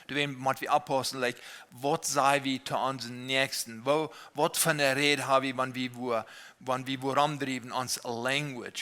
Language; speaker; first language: German; non-native, learner; Low German